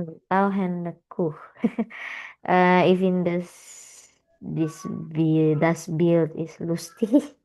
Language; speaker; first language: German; non-native, learner; Indonesian